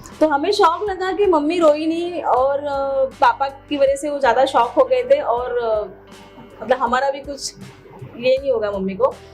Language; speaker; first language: Hindi; non-native, local second language; Marathi